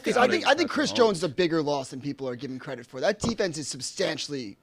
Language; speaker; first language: English; native; English